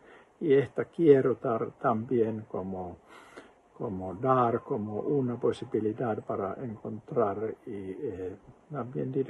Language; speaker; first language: Spanish; non-native, fluent; Finnish